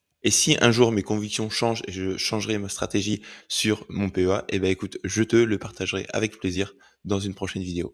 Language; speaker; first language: French; native; French